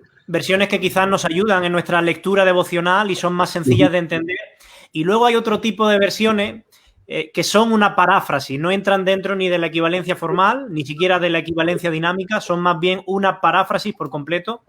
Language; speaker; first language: Spanish; native; Spanish